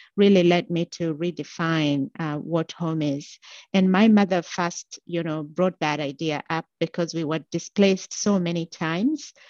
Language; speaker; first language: English; non-native, local second language; Gusii